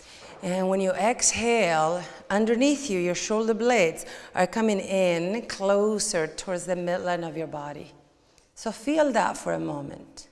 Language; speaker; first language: English; non-native, fluent; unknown